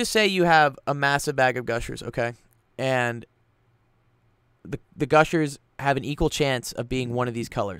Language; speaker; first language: English; native; English